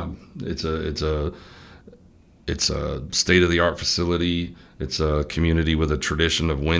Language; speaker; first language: English; native; English